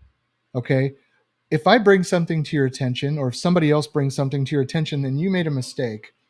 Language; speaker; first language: English; native; English